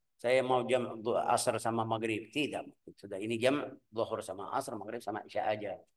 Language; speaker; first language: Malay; non-native, fluent; Arabic